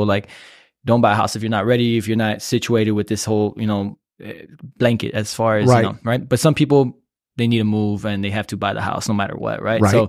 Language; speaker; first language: English; native; English